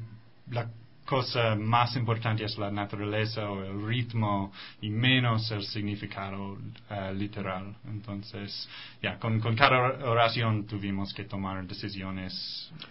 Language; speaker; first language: Spanish; non-native, fluent; English